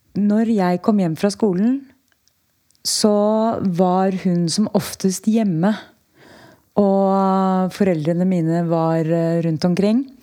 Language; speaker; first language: Norwegian; native; Norwegian